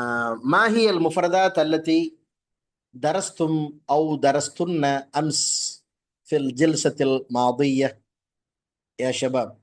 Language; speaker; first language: Arabic; non-native, fluent; Tamil